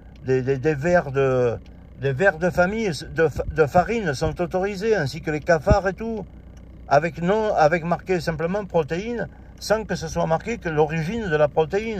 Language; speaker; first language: French; native; French